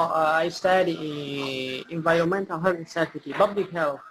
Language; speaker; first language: English; non-native, learner; Somali